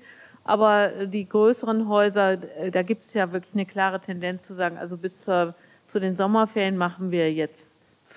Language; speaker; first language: German; native; German